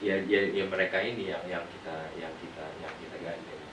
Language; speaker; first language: Indonesian; native; Indonesian